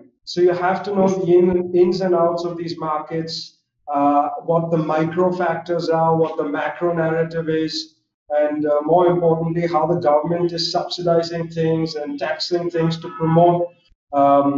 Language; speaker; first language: English; non-native, local second language; Gujarati